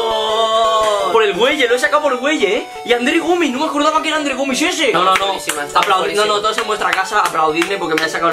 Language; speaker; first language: Spanish; native; Spanish